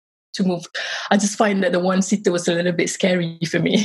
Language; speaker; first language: English; non-native, local second language; Malay